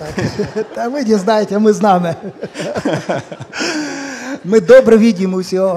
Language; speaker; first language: Polish; non-native, learner; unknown